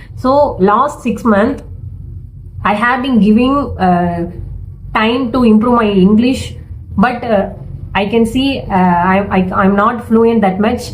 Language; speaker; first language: English; non-native, learner; Tamil